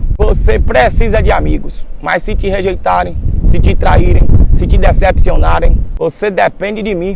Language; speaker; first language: Portuguese; native; Portuguese